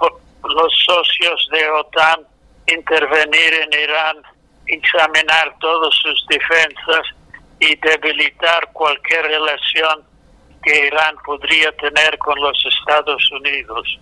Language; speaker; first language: Spanish; non-native, fluent; English